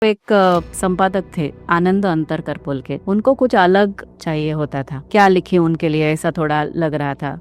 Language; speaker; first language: Hindi; non-native, local second language; Marathi